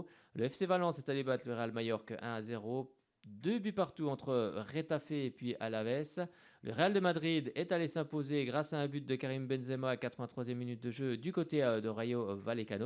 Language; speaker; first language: French; native; French